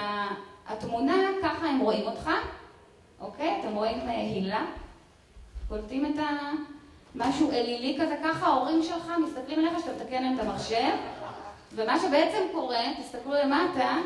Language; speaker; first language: Hebrew; native; Hebrew